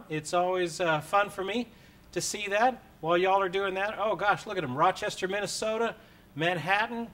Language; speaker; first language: English; native; English